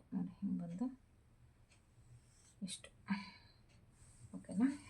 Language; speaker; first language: Kannada; native; Kannada